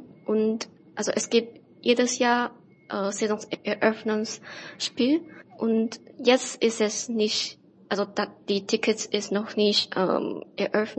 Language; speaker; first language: German; non-native, learner; Chinese